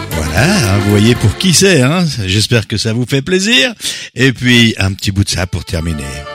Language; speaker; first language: French; native; French